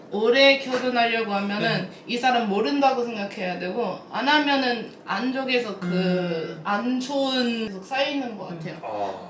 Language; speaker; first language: Korean; non-native, fluent; English